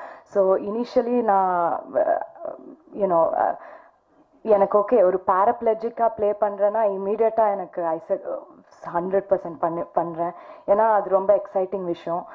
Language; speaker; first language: Tamil; non-native, fluent; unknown